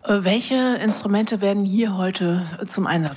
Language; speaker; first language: German; native; German